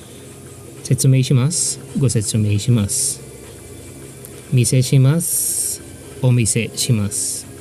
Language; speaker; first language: Japanese; non-native, fluent; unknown